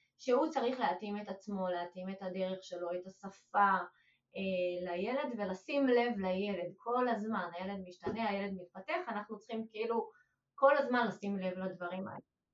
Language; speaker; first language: Hebrew; native; Hebrew